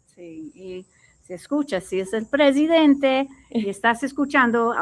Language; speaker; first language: Spanish; non-native, learner; English